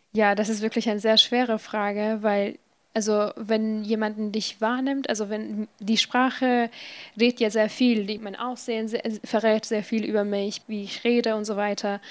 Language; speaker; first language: German; non-native, fluent; Persian